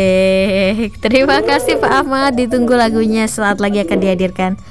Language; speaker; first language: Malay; non-native, local second language; Javanese